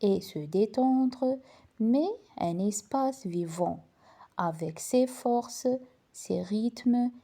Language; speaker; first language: French; non-native, local second language; Arabic